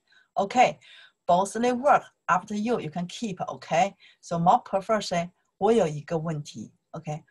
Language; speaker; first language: English; non-native, learner; Chinese